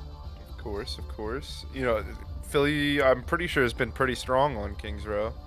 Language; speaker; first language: English; native; English